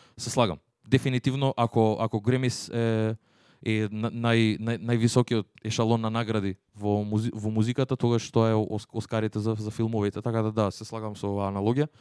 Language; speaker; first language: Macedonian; native; Macedonian